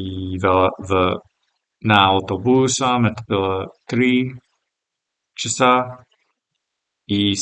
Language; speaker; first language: Russian; non-native, learner; English